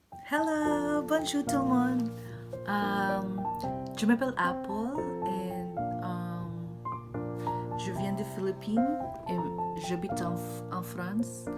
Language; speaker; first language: French; non-native, learner; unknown